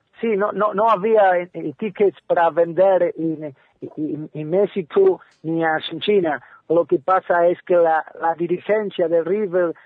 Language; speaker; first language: Portuguese; non-native, learner; Spanish